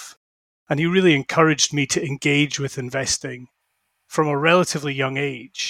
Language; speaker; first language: English; native; English